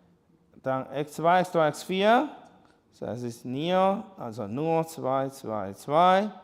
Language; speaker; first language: German; non-native, learner; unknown